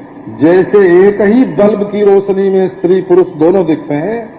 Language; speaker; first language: Hindi; native; Hindi